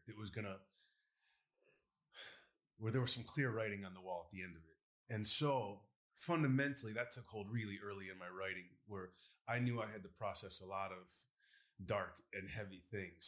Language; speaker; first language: English; native; English